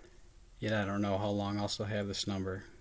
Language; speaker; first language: English; native; English